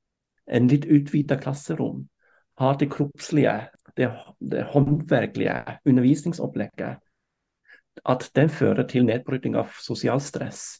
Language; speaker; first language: Norwegian; non-native, fluent; German